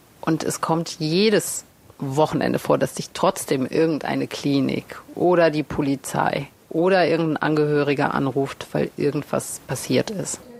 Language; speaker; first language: German; early bilingual, other home language; Russian